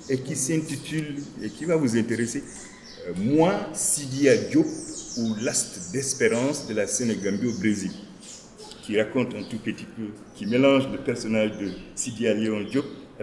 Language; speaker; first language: French; non-native, local second language; Wolof